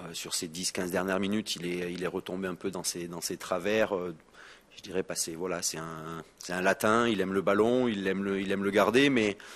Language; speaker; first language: French; native; French